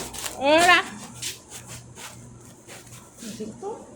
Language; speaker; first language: Portuguese; non-native, learner; Haitian Creole